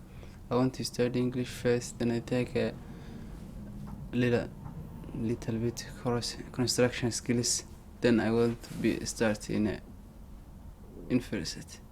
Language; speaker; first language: English; non-native, learner; Somali